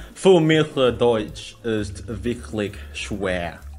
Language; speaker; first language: English; non-native, fluent; Indonesian